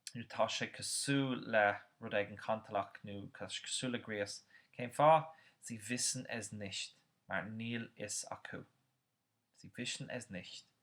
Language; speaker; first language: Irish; native; Irish